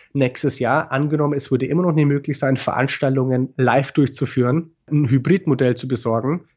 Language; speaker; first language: German; native; German